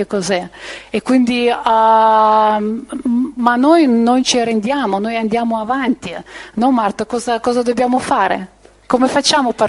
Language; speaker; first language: Italian; non-native, fluent; Ukrainian